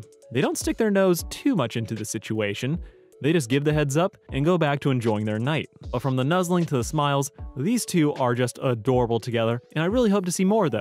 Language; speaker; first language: English; native; English